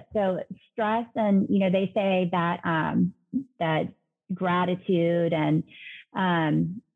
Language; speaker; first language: English; native; English